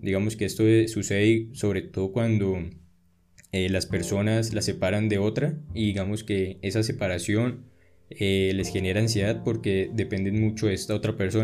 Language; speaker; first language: Spanish; native; Spanish